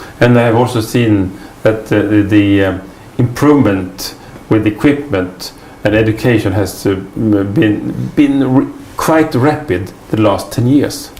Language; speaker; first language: English; non-native, fluent; Swedish